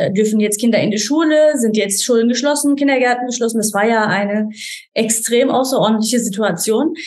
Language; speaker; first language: German; non-native, fluent; Turkish